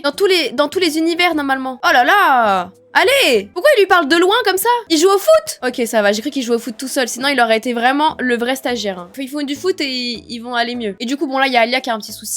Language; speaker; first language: French; native; French